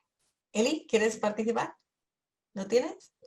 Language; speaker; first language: Spanish; native; Spanish